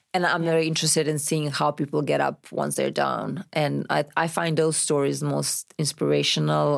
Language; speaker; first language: English; non-native, fluent; Serbian